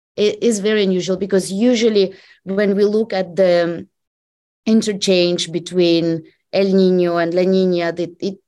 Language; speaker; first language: English; non-native, fluent; Russian